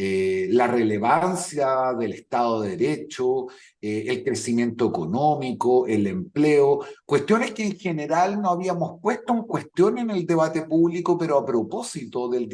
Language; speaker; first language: Spanish; native; Spanish